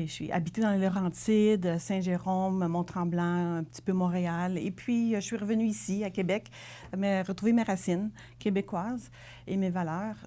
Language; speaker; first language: French; native; French